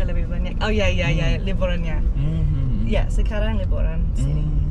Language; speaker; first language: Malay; non-native, learner; English